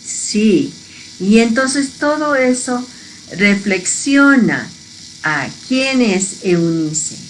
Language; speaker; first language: Spanish; early bilingual, heritage; Spanish